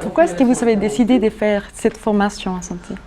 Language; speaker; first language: French; native; French